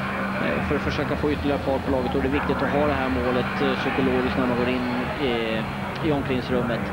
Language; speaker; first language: Swedish; native; Swedish